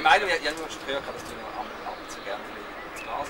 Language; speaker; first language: German; native; German